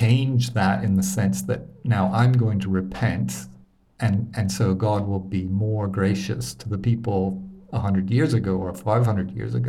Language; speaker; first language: English; native; English